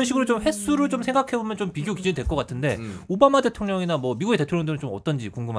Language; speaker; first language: Korean; native; Korean